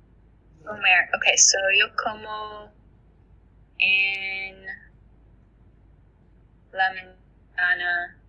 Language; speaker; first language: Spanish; non-native, learner; English